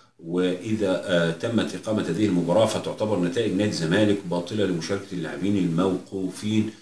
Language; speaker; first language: Arabic; native; Arabic